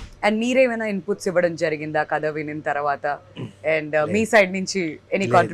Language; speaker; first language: Telugu; native; Telugu